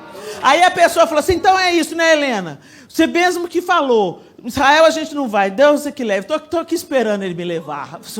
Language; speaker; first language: Portuguese; native; Portuguese